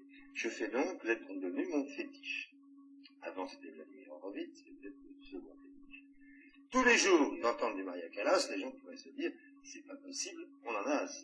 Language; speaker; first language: French; native; French